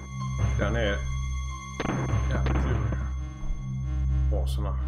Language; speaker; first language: Swedish; native; Swedish